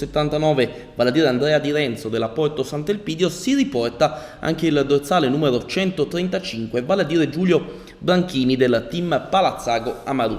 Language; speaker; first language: Italian; native; Italian